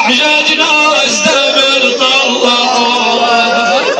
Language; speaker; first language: Arabic; native; Arabic